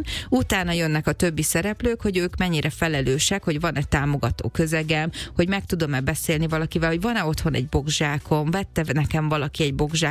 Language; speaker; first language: Hungarian; native; Hungarian